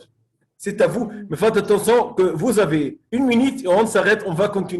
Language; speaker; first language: French; non-native, fluent; Arabic